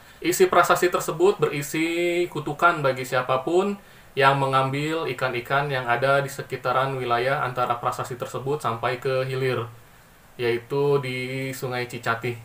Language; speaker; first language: Indonesian; non-native, local second language; Sundanese